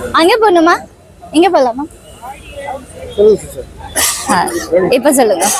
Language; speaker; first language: Tamil; non-native, learner; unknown